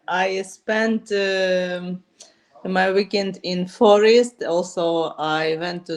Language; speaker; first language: English; non-native, learner; Ukrainian